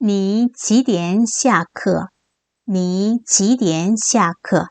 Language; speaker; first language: Chinese; non-native, fluent; Korean